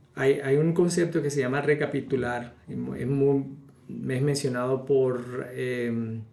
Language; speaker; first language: Spanish; native; Spanish